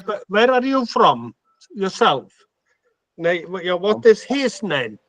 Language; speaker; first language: English; non-native, fluent; Icelandic